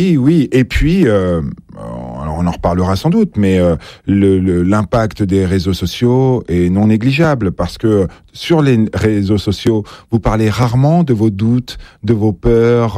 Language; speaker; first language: French; native; French